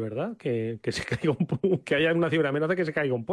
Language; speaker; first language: Spanish; native; Spanish